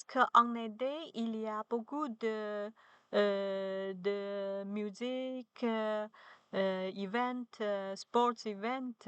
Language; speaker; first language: French; non-native, learner; Chinese